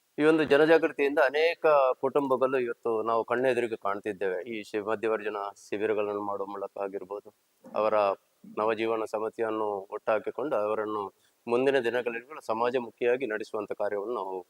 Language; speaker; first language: Kannada; native; Kannada